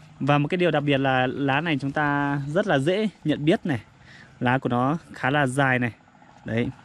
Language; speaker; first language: Vietnamese; non-native, local second language; Iu Mien